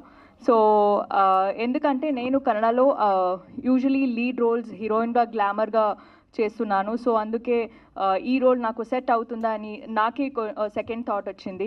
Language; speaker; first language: Telugu; non-native, learner; Kannada